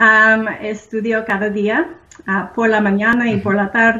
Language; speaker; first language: Spanish; non-native, learner; English